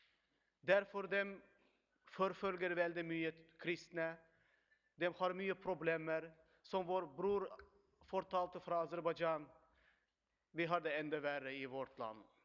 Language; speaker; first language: Swedish; non-native, learner; Turkmen